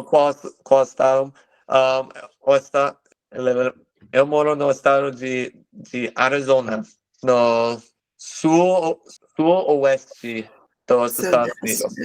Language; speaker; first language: Portuguese; non-native, fluent; English